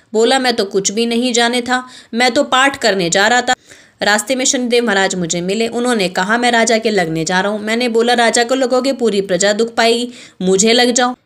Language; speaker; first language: Hindi; native; Hindi